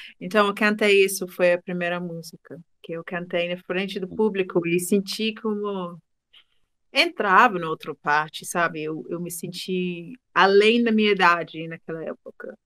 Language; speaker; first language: Portuguese; non-native, fluent; English